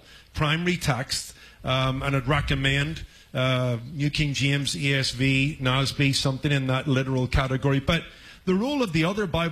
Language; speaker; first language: English; native; English